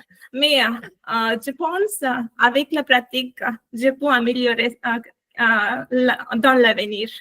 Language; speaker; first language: French; non-native, learner; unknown